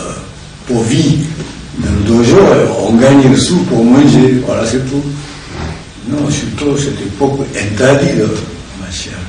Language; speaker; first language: French; non-native, learner; Japanese